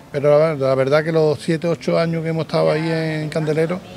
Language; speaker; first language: Spanish; native; Spanish